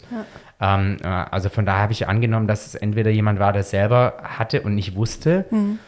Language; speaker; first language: German; native; German